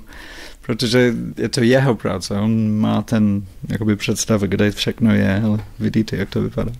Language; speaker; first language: Czech; non-native, fluent; English